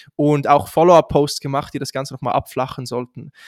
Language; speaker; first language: German; native; German